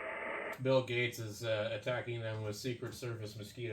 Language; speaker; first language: English; native; English